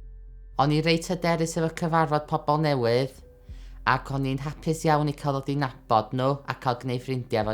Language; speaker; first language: Welsh; native; Welsh